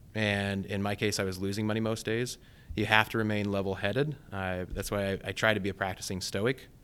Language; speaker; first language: English; native; English